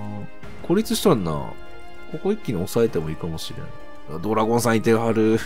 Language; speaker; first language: Japanese; native; Japanese